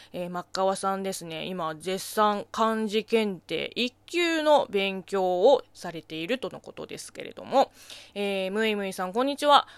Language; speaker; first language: Japanese; non-native, fluent; Chinese